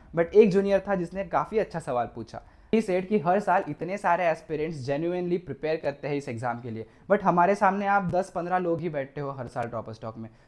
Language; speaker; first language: Hindi; non-native, local second language; Marathi